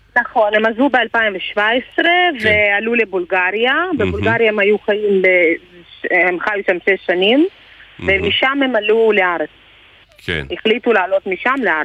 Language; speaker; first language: Hebrew; non-native, fluent; Russian